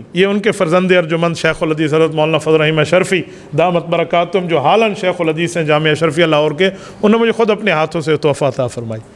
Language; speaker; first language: Urdu; native; Urdu